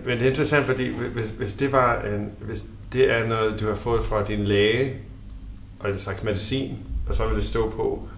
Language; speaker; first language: Danish; non-native, learner; English